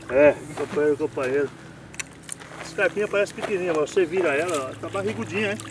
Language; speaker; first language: Portuguese; native; Portuguese